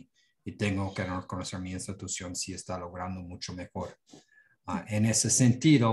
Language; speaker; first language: Spanish; non-native, fluent; English